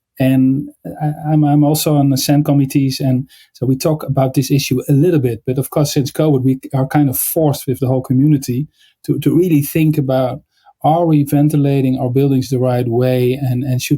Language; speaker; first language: English; non-native, fluent; Dutch